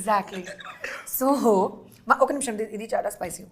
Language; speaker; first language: Telugu; non-native, local second language; Hindi